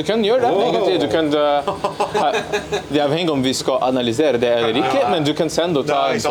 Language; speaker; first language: Norwegian; non-native, learner; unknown